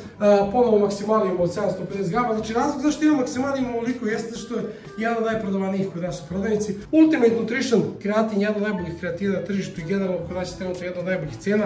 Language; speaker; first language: Croatian; native; Croatian